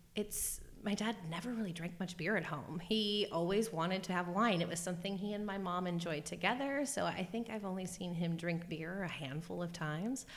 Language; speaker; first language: English; native; English